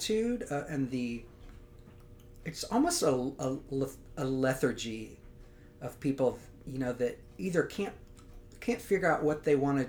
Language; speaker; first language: English; native; English